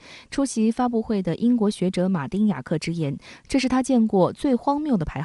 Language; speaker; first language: Chinese; native; Chinese